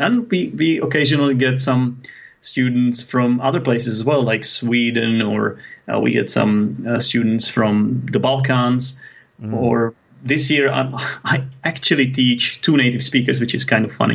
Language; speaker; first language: English; non-native, fluent; Czech